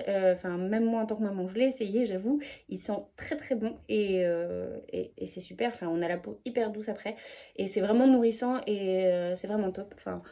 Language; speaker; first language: French; native; French